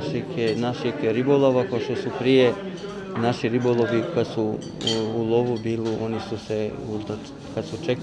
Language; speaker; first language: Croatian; non-native, local second language; Albanian